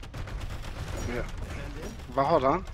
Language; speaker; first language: Swedish; early bilingual, other home language; Turkish